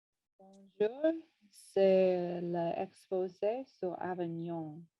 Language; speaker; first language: French; non-native, learner; English